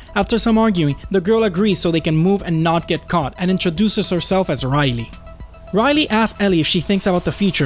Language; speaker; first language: English; native; English